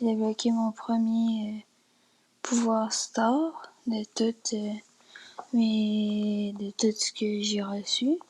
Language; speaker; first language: French; native; French